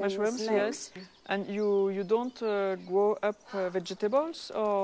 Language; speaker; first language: English; non-native, learner; French